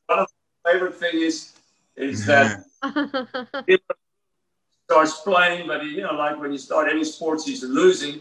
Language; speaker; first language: English; native; English